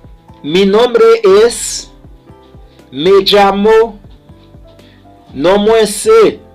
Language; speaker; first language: Spanish; non-native, learner; Haitian Creole